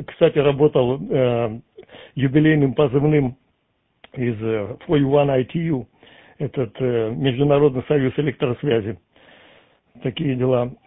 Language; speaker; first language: Russian; native; Russian